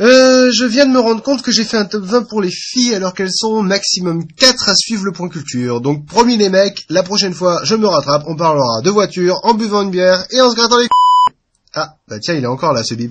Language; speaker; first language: French; native; French